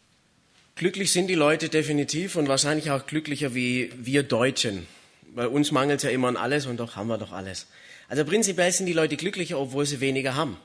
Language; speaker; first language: German; native; German